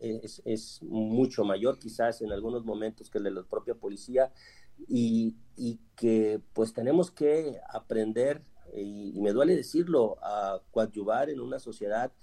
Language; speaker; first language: Spanish; native; Spanish